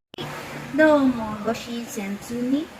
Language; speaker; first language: Japanese; non-native, learner; Filipino